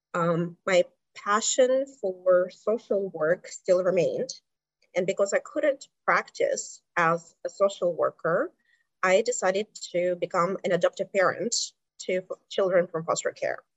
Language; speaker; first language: English; non-native, fluent; Russian